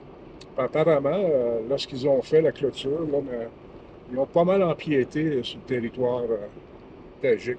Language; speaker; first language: French; native; French